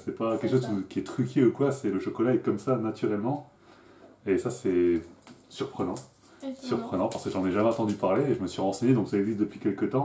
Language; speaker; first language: French; native; French